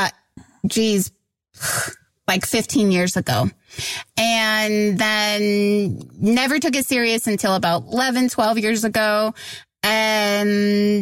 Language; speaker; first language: English; native; English